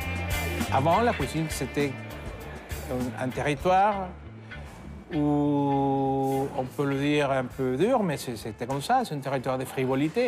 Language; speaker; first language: French; non-native, fluent; Spanish